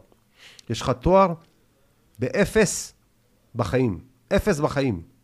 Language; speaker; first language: Hebrew; early bilingual, other home language; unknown